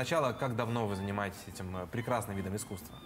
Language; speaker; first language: Russian; native; Russian